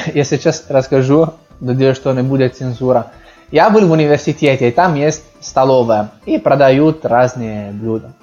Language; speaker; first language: Russian; non-native, fluent; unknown